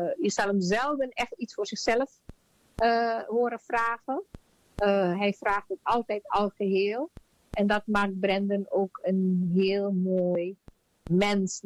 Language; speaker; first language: Dutch; native; Dutch